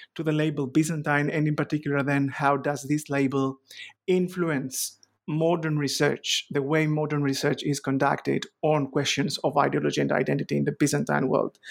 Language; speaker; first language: English; non-native, fluent; Greek